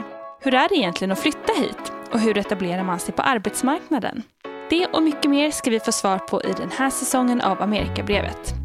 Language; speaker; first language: Swedish; native; Swedish